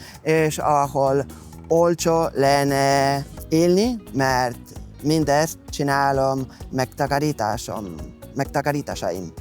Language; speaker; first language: Hungarian; non-native, fluent; Spanish